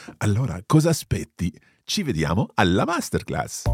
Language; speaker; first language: Italian; non-native, fluent; English